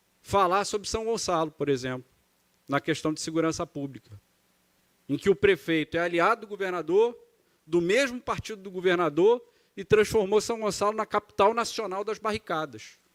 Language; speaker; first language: Portuguese; native; Portuguese